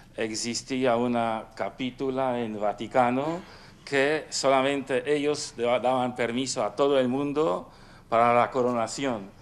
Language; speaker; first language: Spanish; non-native, fluent; Polish